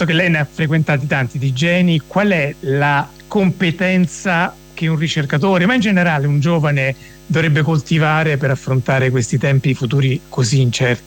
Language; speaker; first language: Italian; native; Italian